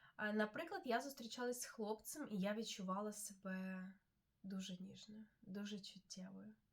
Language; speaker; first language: Ukrainian; non-native, local second language; Russian